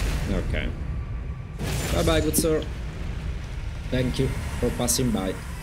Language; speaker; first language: English; non-native, fluent; Italian